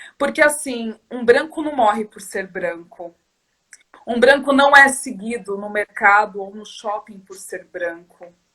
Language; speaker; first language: Portuguese; native; Portuguese